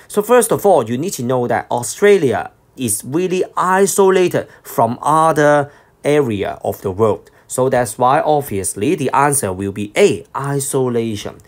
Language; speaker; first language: English; non-native, local second language; Cantonese